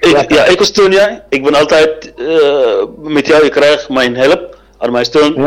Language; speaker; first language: Dutch; non-native, learner; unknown